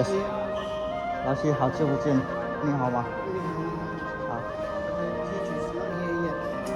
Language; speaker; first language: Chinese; non-native, learner; Bangla